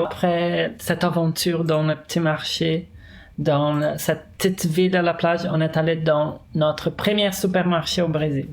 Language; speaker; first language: French; non-native, fluent; Portuguese